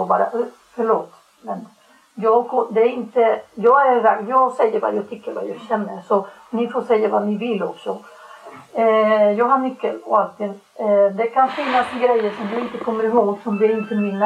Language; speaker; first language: Swedish; non-native, fluent; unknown